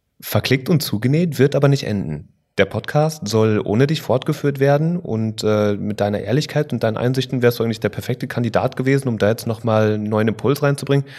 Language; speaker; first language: German; native; German